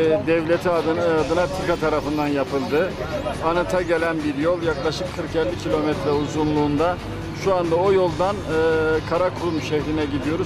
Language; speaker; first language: Turkish; native; Turkish